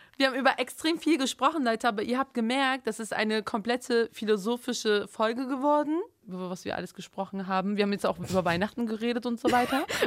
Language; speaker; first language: German; early bilingual, other home language; Turkish